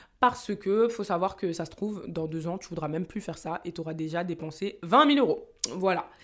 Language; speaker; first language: French; native; French